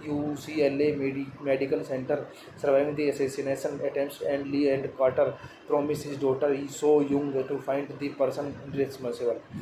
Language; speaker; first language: English; non-native, learner; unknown